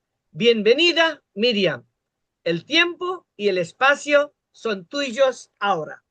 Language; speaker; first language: Spanish; non-native, fluent; Bangla